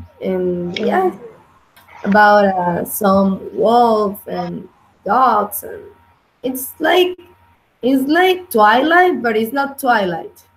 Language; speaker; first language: English; non-native, learner; Spanish